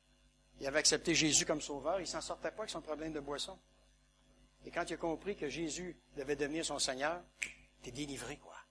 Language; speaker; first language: French; native; French